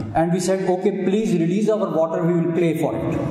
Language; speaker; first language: English; non-native, local second language; Urdu